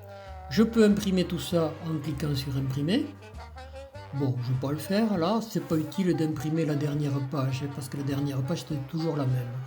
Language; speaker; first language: French; native; French